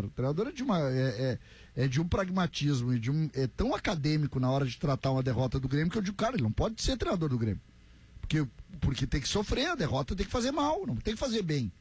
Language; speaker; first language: Portuguese; native; Portuguese